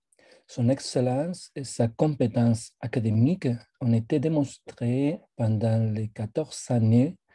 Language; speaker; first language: French; non-native, fluent; Spanish